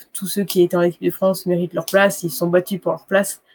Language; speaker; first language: French; native; French